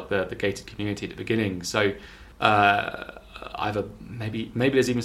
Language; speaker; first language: English; native; English